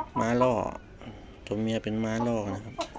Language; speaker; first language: Thai; native; Thai